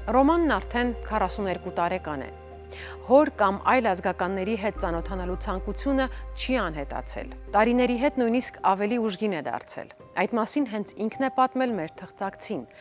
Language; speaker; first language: Armenian; native; Armenian